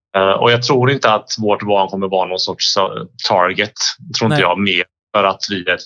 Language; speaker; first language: Swedish; early bilingual, heritage; Bosnian